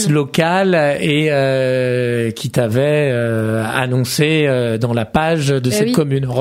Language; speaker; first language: French; native; French